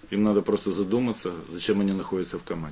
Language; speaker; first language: Russian; native; Russian